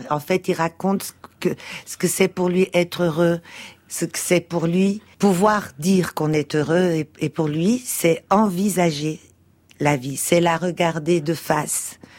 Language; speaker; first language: French; early bilingual, other home language; Portuguese